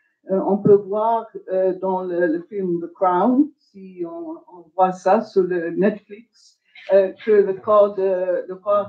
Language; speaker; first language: French; non-native, fluent; English